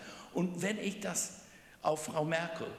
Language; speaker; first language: German; non-native, fluent; English